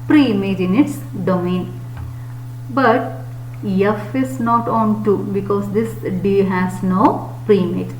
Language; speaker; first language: English; non-native, local second language; Malayalam